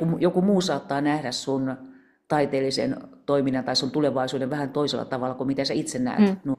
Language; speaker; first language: Finnish; native; Finnish